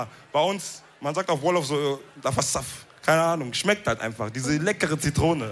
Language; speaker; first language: German; early bilingual, other home language; Wolof